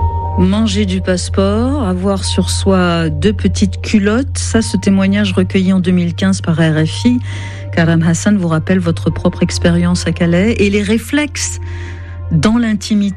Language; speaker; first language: French; native; French